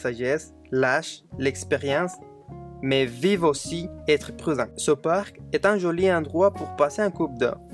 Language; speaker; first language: French; non-native, fluent; Spanish